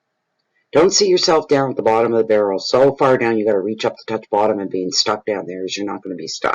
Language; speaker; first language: English; native; English